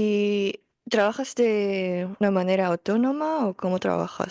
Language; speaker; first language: Spanish; non-native, fluent; Korean